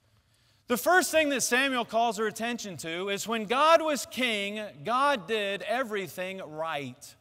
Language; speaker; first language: English; native; English